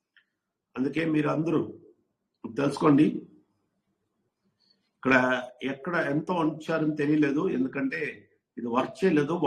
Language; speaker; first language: Telugu; non-native, learner; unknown